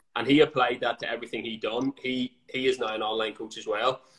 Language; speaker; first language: English; native; English